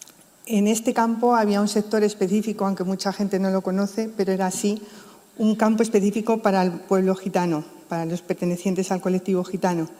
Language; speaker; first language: Spanish; native; Spanish